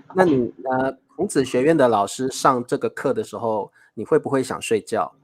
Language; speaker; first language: Chinese; native; Chinese